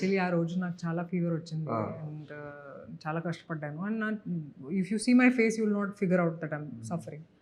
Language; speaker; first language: Telugu; non-native, local second language; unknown